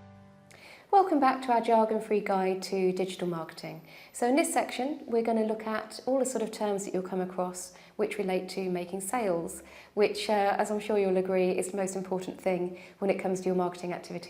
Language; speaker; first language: English; native; English